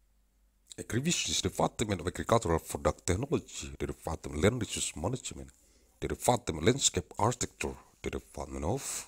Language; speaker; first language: English; non-native, learner; Indonesian